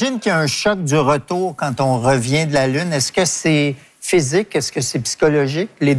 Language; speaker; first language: French; native; French